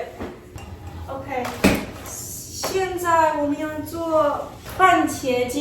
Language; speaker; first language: Chinese; early bilingual, heritage; English